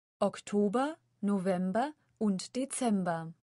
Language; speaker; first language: German; non-native, learner; Russian